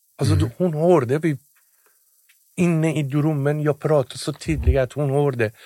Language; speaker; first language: Swedish; non-native, fluent; Persian